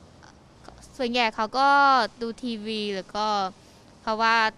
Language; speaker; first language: Thai; non-native, learner; Chinese